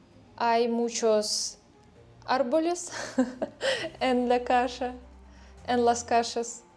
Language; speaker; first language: Spanish; non-native, learner; Russian